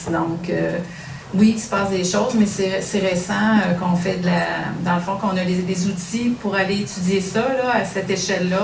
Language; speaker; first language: French; native; French